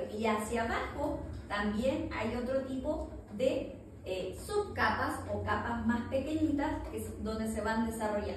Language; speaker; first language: Spanish; native; Spanish